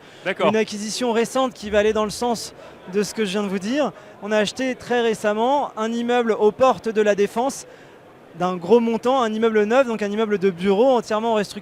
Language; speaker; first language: French; native; French